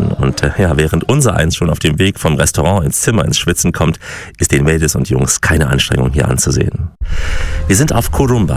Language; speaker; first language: German; native; German